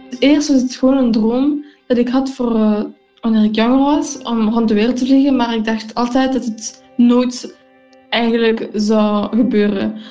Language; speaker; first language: Dutch; non-native, local second language; English